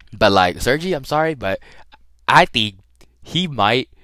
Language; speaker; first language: English; early bilingual, other home language; Thai